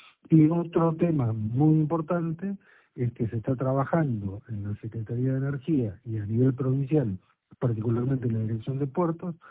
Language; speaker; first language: Spanish; native; Spanish